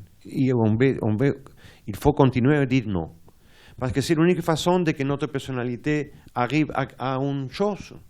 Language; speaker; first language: French; non-native, fluent; Spanish